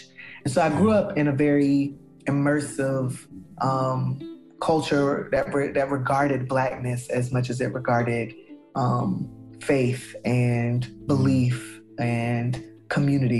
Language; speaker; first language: English; native; English